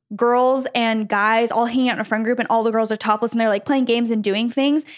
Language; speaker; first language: English; native; English